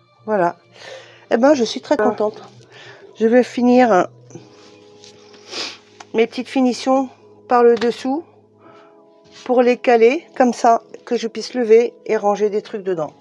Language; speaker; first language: French; native; French